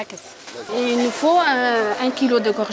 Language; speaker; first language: French; non-native, local second language; Arabic